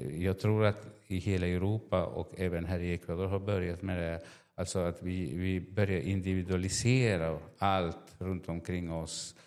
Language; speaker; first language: Swedish; non-native, fluent; Spanish